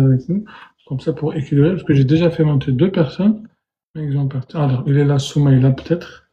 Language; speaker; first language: French; native; French